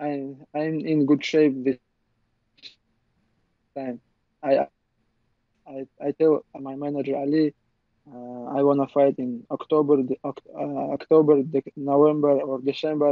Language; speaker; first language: English; non-native, learner; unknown